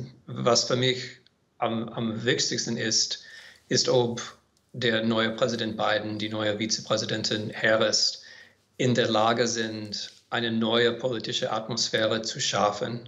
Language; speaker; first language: German; non-native, fluent; English